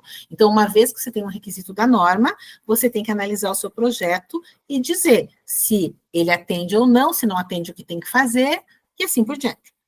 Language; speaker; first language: Portuguese; native; Portuguese